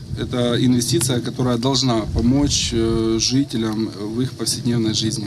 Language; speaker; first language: Russian; non-native, fluent; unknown